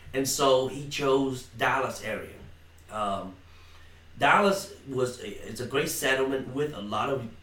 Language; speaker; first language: English; non-native, fluent; Vietnamese